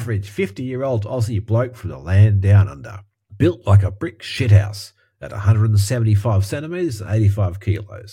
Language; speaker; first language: English; native; English